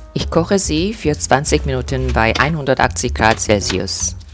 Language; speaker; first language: German; non-native, fluent; Korean